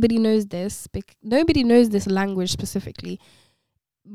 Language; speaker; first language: English; early bilingual, other home language; Konkani